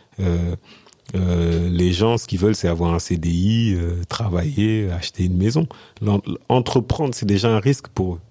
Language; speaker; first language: French; early bilingual, other home language; Wolof